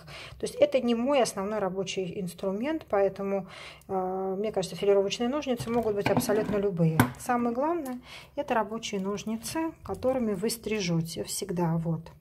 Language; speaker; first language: Russian; native; Russian